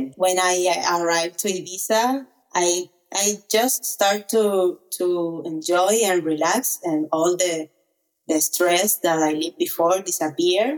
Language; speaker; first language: English; non-native, learner; Spanish